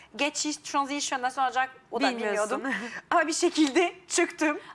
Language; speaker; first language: Turkish; non-native, fluent; French